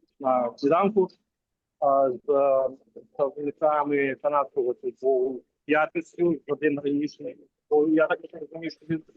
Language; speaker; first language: Ukrainian; non-native, local second language; Russian